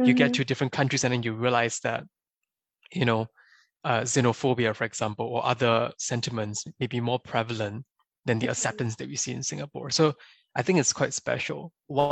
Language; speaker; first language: English; native; English